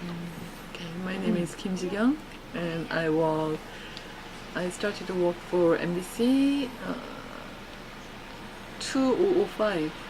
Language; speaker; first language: English; non-native, learner; Korean